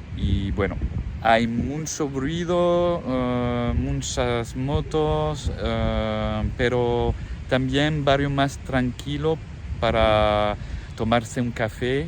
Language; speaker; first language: Spanish; non-native, fluent; French